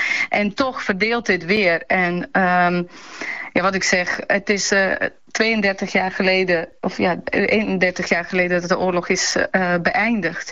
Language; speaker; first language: Dutch; early bilingual, other home language; Bosnian